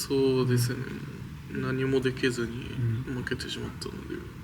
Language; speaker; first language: Japanese; native; Japanese